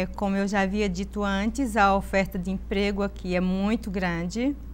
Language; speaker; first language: Portuguese; native; Portuguese